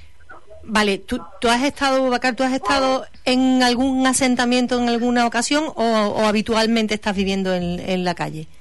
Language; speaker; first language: Spanish; native; Spanish